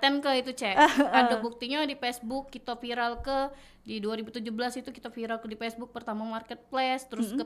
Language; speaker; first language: Indonesian; native; Indonesian